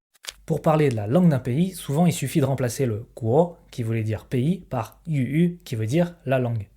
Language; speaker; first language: French; native; French